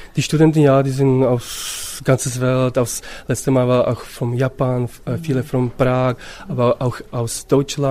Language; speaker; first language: German; non-native, fluent; Czech